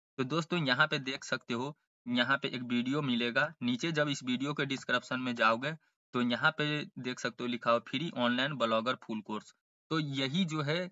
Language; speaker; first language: Hindi; native; Hindi